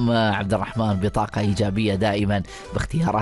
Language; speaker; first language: Arabic; native; Arabic